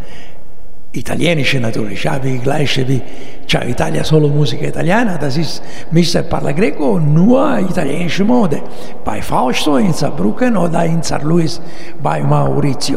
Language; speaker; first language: German; non-native, learner; Italian